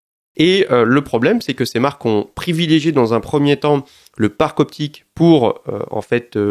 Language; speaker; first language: French; native; French